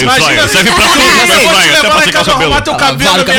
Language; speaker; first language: Portuguese; native; Portuguese